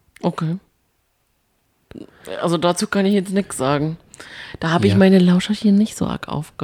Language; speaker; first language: German; native; German